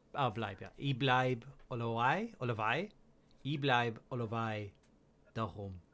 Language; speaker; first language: German; non-native, learner; English